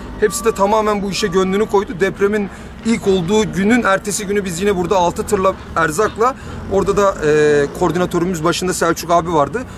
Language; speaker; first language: Turkish; native; Turkish